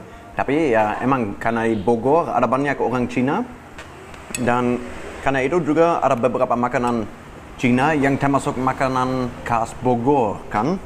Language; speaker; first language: Indonesian; non-native, fluent; German